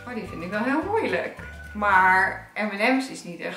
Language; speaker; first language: Dutch; native; Dutch